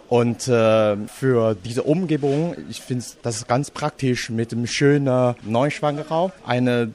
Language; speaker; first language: German; non-native, learner; Chinese